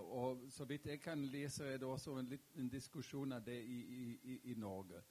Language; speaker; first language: Norwegian; non-native, fluent; German